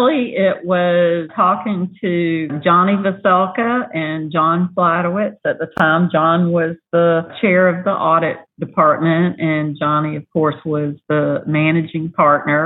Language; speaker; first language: English; native; English